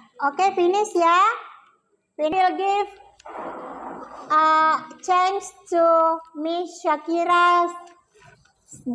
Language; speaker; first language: English; non-native, learner; Indonesian